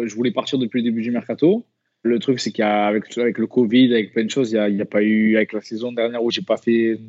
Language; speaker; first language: French; native; French